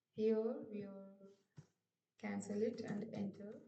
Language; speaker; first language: English; non-native, local second language; Kannada